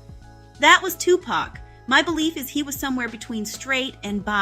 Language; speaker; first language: English; native; English